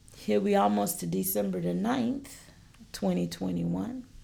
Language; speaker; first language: English; native; English